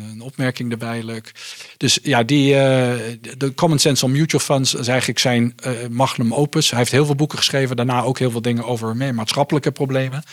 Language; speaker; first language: Dutch; early bilingual, heritage; Dutch